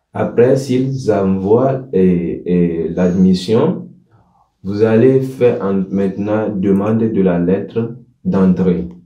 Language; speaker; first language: French; non-native, local second language; Ewe